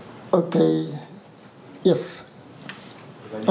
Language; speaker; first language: English; non-native, fluent; Japanese